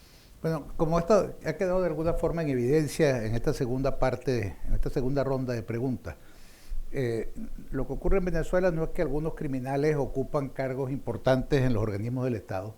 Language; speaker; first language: Spanish; native; Spanish